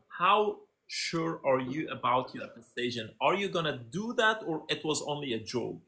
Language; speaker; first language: English; non-native, fluent; Persian